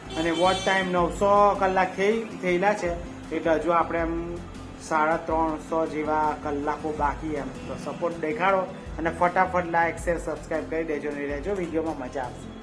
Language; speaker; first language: Gujarati; native; Gujarati